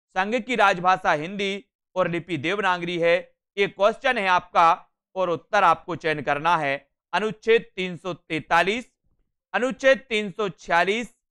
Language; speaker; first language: Hindi; native; Hindi